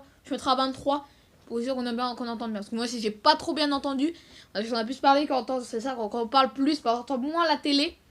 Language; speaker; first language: French; native; French